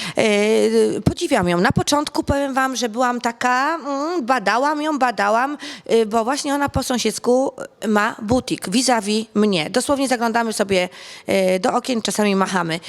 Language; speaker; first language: Polish; native; Polish